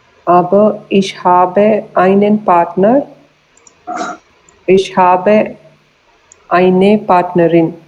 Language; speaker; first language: German; non-native, learner; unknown